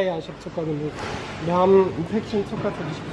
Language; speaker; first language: German; native; German